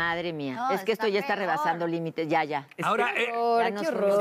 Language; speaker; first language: Spanish; native; Spanish